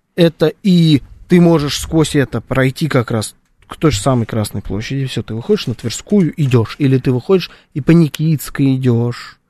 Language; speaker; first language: Russian; native; Russian